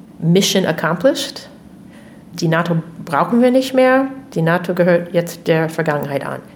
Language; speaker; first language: German; non-native, fluent; English